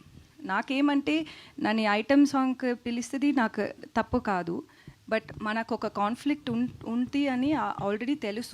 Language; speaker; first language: Telugu; non-native, learner; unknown